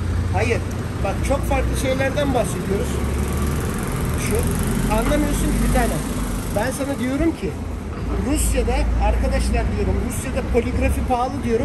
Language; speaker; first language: Turkish; native; Turkish